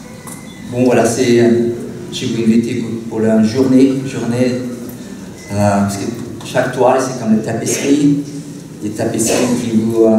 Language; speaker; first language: French; non-native, learner; Russian